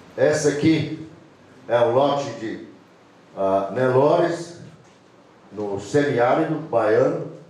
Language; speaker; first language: Portuguese; non-native, fluent; English